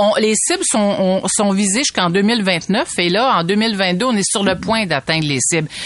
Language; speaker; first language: French; native; French